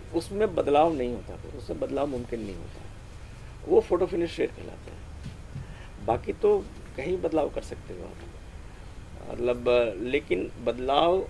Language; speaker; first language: Hindi; native; Hindi